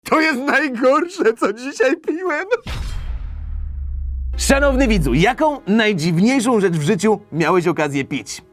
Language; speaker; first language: Polish; native; Polish